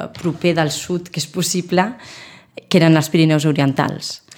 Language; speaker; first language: Catalan; non-native, local second language; Spanish